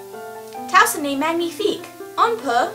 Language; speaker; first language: French; non-native, learner; English